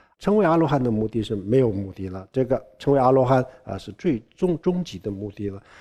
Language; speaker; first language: Chinese; non-native, local second language; Tibetan